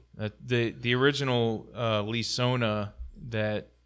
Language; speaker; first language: English; native; English